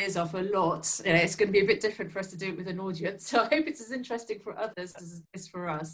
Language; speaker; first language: English; native; English